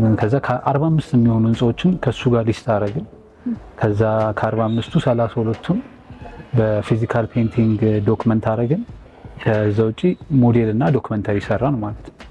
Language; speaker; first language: Amharic; native; Amharic